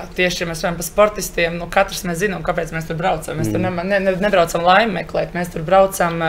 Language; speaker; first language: Latvian; native; Latvian